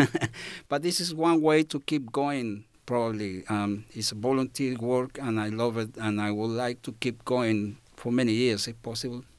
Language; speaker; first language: English; non-native, fluent; Spanish